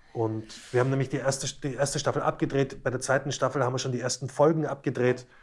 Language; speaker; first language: German; early bilingual, other home language; Slovak